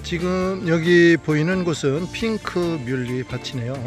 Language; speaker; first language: Korean; native; Korean